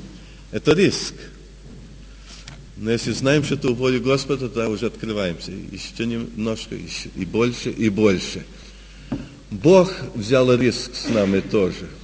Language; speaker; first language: Russian; early bilingual, heritage; Russian